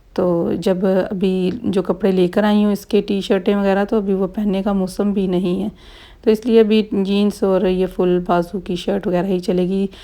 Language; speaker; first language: Urdu; native; Urdu